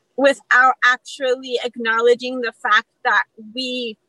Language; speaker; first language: English; early bilingual, other home language; Spanish